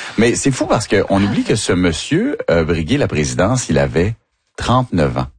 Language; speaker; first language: French; native; French